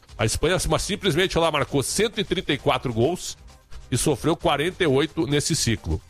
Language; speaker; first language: Portuguese; native; Portuguese